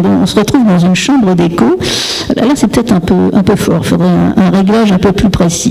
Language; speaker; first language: French; native; French